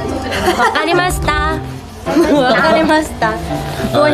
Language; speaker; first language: Japanese; non-native, learner; Korean